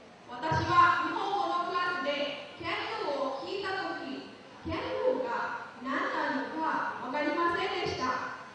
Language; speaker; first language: Japanese; non-native, learner; Lao